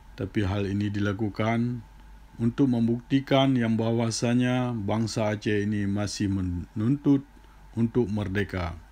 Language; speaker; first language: Malay; non-native, local second language; Achinese